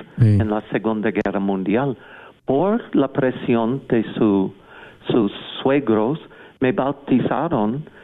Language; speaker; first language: Spanish; non-native, fluent; English